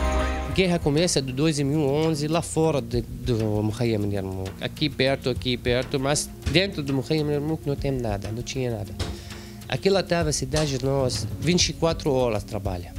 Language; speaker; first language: Portuguese; non-native, learner; Arabic